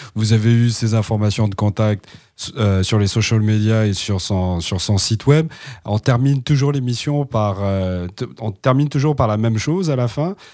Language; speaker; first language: French; native; French